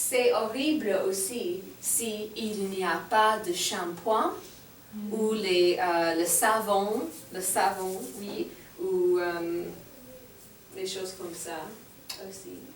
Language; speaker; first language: French; non-native, fluent; English